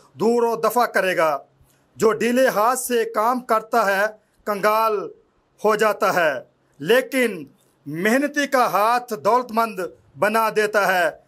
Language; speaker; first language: Urdu; non-native, local second language; Punjabi